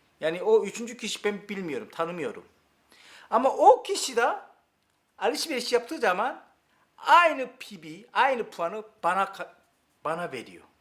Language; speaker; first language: Turkish; non-native, learner; Korean